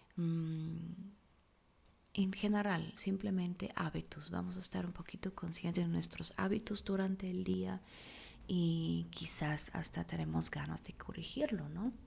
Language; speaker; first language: Spanish; non-native, fluent; German